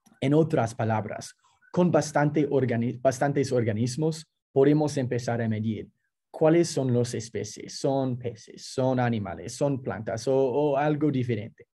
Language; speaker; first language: Spanish; non-native, fluent; English